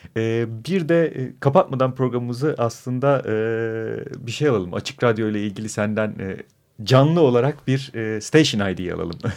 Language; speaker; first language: Turkish; native; Turkish